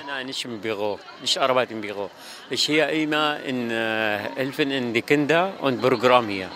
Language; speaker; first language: German; non-native, learner; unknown